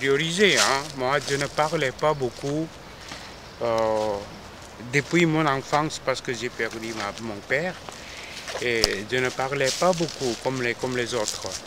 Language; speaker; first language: French; non-native, fluent; Korean